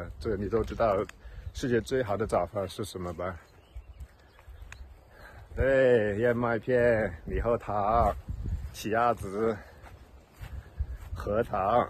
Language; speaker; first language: Chinese; non-native, fluent; English